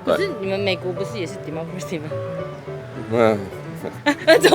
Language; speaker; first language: Chinese; native; Chinese